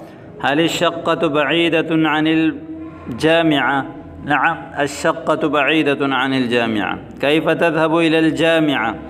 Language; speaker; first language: Arabic; non-native, fluent; Urdu